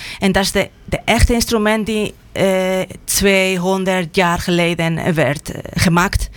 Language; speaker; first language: Dutch; non-native, fluent; Spanish